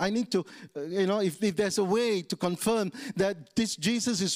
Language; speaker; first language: English; non-native, local second language; Tamil